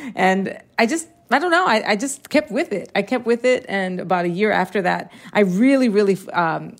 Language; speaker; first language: English; early bilingual, heritage; Spanish